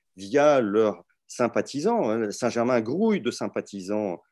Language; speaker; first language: French; early bilingual, other home language; Russian